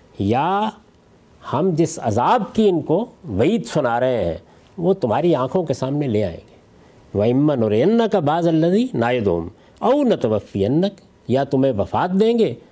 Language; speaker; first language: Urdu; non-native, local second language; Punjabi